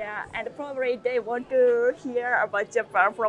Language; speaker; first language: English; non-native, learner; Japanese